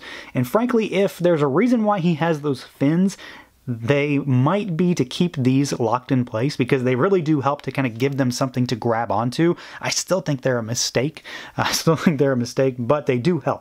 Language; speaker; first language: English; native; English